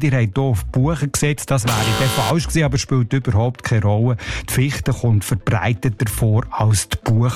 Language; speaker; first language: German; native; German